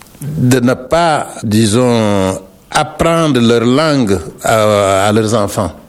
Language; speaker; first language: French; non-native, local second language; Wolof